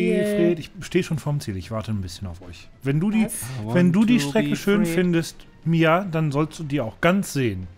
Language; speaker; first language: German; native; German